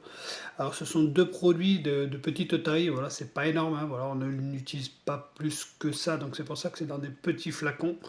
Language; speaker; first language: French; native; French